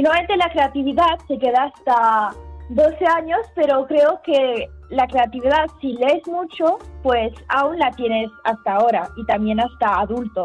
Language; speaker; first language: Spanish; early bilingual, heritage; Spanish